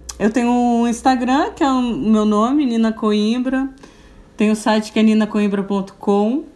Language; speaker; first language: Portuguese; native; Portuguese